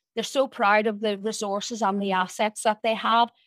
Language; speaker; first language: English; native; English